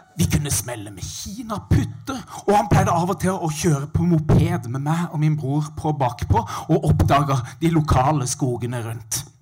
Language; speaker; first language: Norwegian; native; Norwegian